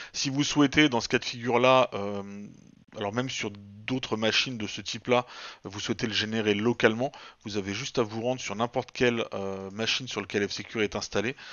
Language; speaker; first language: French; native; French